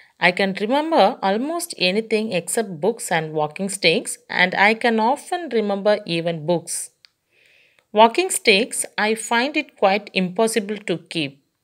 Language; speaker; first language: English; non-native, local second language; Tamil